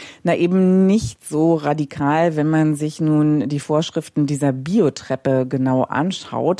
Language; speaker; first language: German; native; German